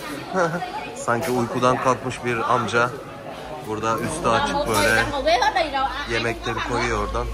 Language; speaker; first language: Turkish; native; Turkish